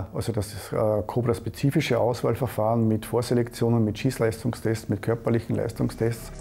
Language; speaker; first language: German; native; German